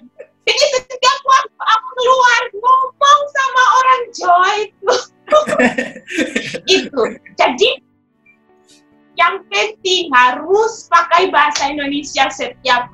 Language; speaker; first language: Indonesian; non-native, fluent; Shona